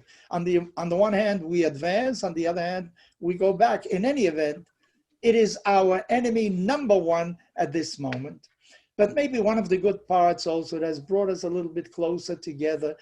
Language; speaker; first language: English; non-native, fluent; Spanish